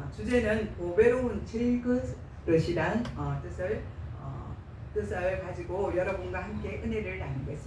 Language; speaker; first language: Korean; native; Korean